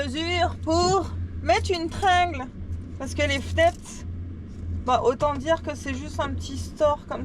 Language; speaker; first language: French; native; French